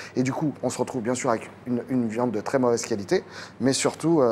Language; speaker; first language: French; native; French